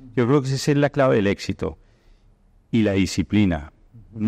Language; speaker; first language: Spanish; native; Spanish